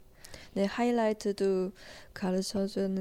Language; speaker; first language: Korean; non-native, learner; Chinese